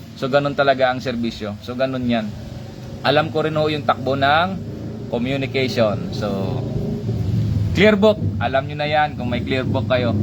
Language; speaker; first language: Filipino; non-native, local second language; Hiligaynon